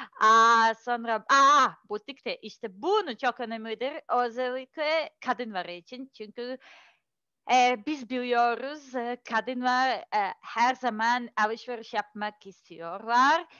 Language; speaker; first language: Turkish; non-native, learner; Russian